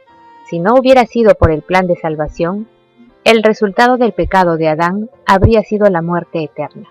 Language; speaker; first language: Spanish; native; Spanish